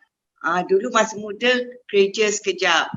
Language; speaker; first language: Malay; native; Malay